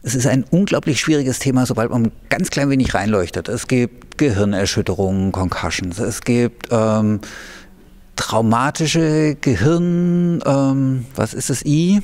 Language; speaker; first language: German; native; German